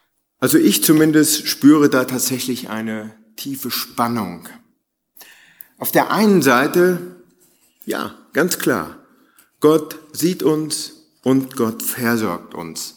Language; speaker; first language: German; native; German